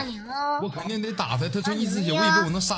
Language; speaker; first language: Chinese; native; Chinese